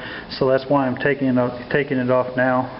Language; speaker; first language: English; native; English